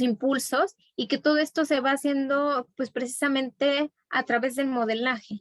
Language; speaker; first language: Spanish; native; Spanish